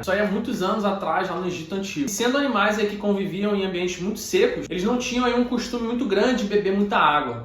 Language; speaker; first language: Portuguese; native; Portuguese